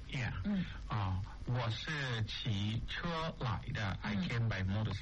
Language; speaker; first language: English; non-native, learner; Chinese